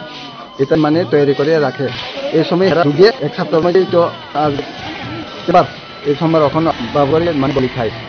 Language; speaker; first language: Bangla; non-native, local second language; Kok Borok